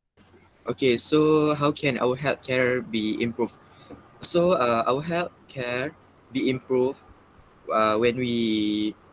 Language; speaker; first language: English; non-native, local second language; Malay